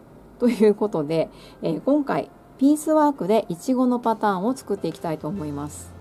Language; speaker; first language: Japanese; native; Japanese